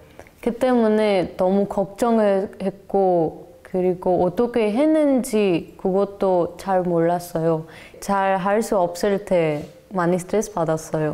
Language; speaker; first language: Korean; non-native, learner; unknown